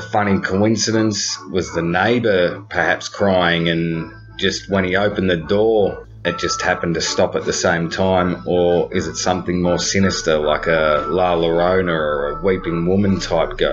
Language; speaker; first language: English; native; English